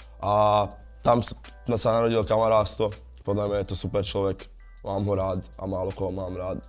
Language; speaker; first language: Slovak; early bilingual, other home language; Italian